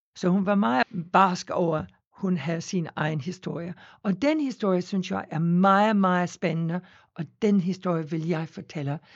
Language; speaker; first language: Danish; non-native, fluent; English